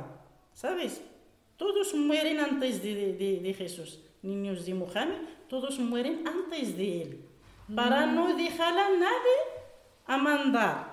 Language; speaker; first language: Spanish; non-native, learner; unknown